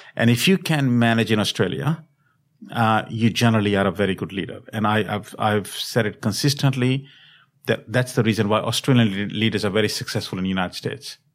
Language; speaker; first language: English; non-native, local second language; Hindi